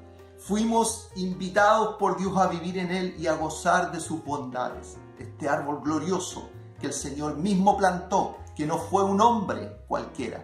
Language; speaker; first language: Spanish; native; Spanish